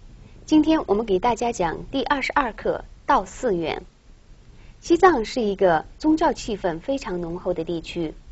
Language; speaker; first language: Chinese; non-native, local second language; Tibetan